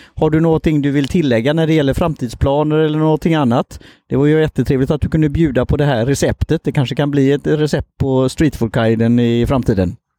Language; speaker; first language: Swedish; native; Swedish